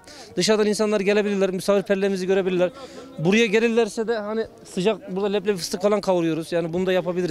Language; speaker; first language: Turkish; native; Turkish